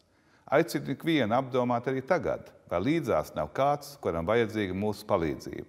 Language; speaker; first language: Latvian; native; Latvian